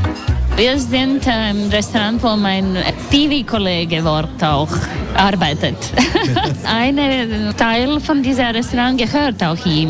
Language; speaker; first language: German; non-native, learner; Latvian